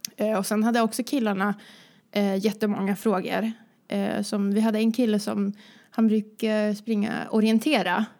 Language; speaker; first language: Swedish; early bilingual, other home language; Croatian